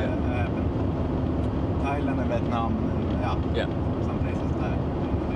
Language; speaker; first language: English; non-native, fluent; Swedish